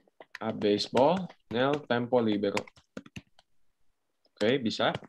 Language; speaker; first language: Italian; non-native, fluent; Indonesian